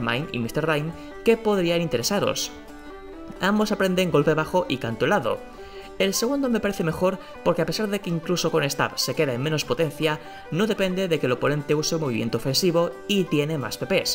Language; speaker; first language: Spanish; native; Spanish